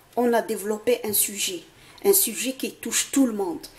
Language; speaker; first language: French; non-native, local second language; Arabic